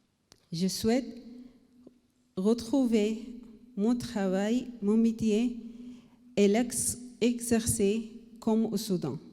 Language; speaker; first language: French; non-native, learner; Arabic